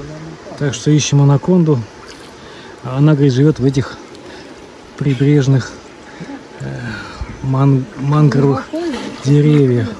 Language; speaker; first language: Russian; native; Russian